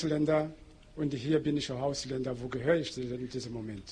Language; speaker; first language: German; non-native, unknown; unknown